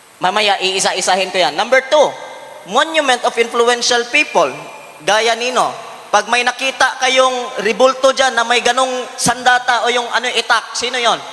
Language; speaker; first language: Filipino; non-native, local second language; Cebuano